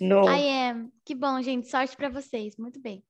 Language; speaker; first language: Portuguese; native; Portuguese